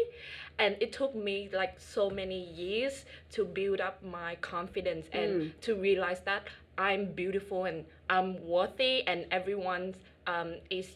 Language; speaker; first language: English; non-native, fluent; Vietnamese